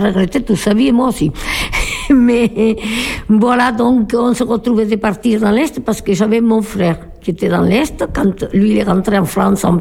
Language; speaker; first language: French; non-native, fluent; Spanish